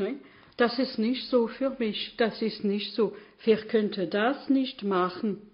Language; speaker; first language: German; non-native, learner; French